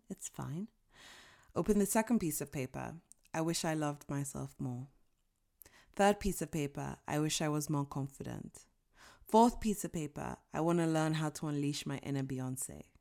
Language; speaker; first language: English; non-native, local second language; Yoruba